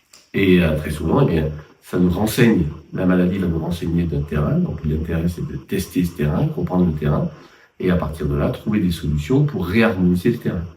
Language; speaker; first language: French; native; French